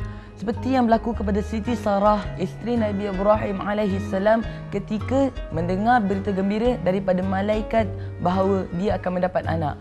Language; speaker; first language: Malay; native; Malay